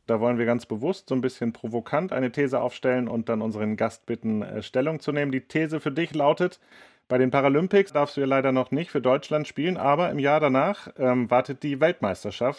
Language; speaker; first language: German; native; German